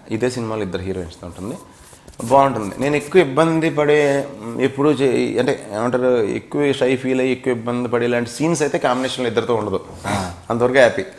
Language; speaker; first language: Telugu; native; Telugu